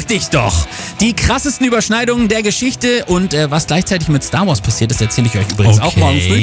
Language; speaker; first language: German; native; German